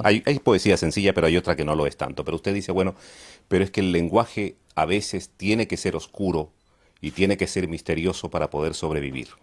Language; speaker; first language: Spanish; native; Spanish